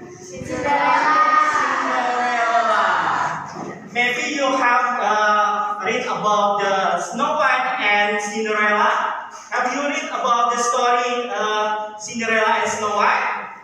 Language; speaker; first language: English; non-native, learner; Indonesian